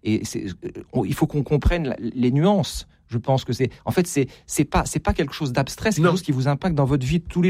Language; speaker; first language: French; native; French